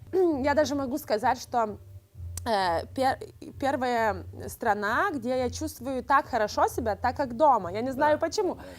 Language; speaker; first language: Russian; non-native, fluent; Lithuanian